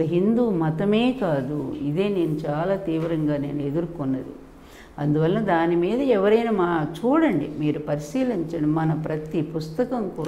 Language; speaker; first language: Telugu; native; Telugu